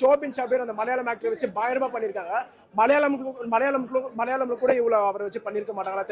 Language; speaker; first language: Tamil; native; Tamil